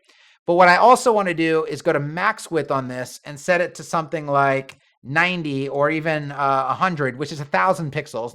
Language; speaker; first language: English; native; English